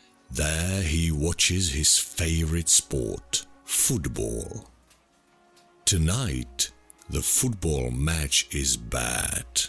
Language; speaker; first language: English; non-native, fluent; Czech